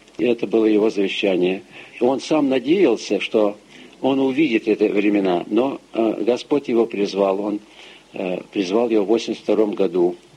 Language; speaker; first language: Russian; early bilingual, heritage; Russian